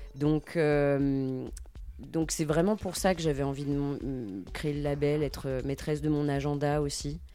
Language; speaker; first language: French; native; French